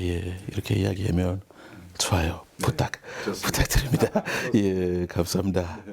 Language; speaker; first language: Korean; non-native, learner; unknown